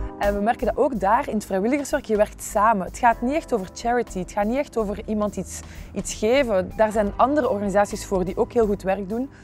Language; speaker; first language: Dutch; native; Dutch